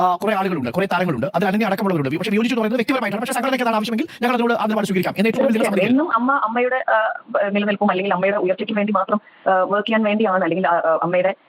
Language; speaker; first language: Malayalam; native; Malayalam